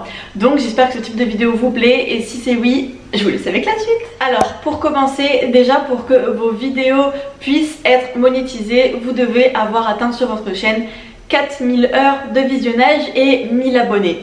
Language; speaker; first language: French; native; French